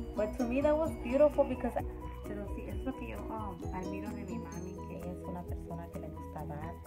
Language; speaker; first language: Spanish; early bilingual, heritage; Spanish